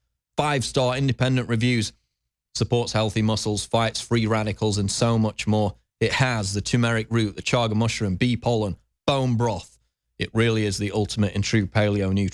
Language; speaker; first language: English; native; English